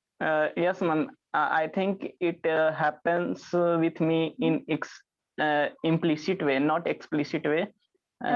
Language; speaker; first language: English; non-native, learner; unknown